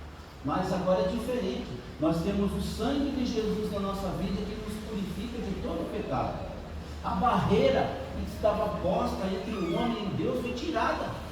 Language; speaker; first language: Portuguese; native; Portuguese